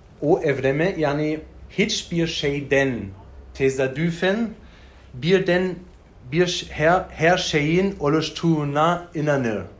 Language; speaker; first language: Turkish; non-native, learner; German